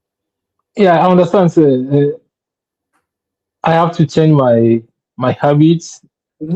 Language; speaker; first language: English; non-native, learner; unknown